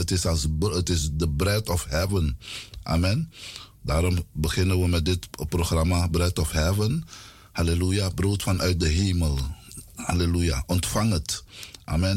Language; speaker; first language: Dutch; non-native, local second language; Sranan Tongo